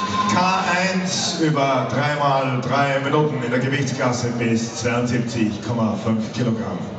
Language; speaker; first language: German; native; German